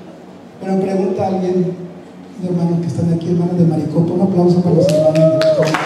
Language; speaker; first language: Spanish; native; Spanish